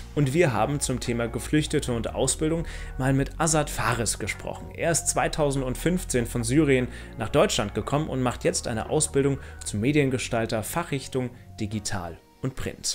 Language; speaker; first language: German; native; German